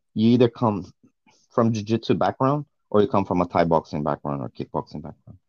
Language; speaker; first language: English; non-native, fluent; Portuguese